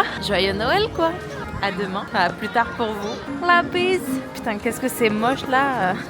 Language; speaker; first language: French; native; French